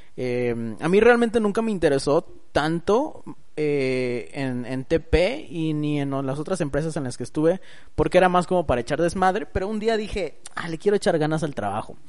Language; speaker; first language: Spanish; early bilingual, heritage; Spanish